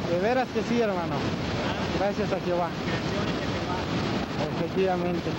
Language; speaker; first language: Spanish; native; Spanish